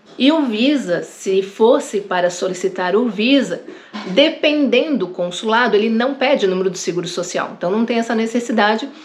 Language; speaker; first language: Portuguese; native; Portuguese